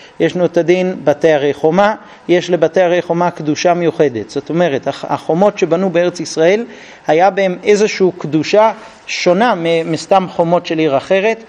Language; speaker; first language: Hebrew; native; Hebrew